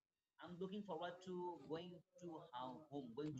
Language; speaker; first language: English; non-native, learner; Bangla